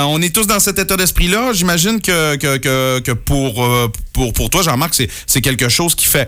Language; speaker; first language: French; native; French